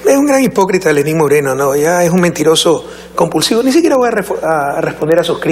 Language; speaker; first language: Spanish; native; Spanish